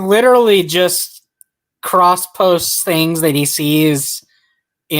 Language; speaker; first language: English; native; English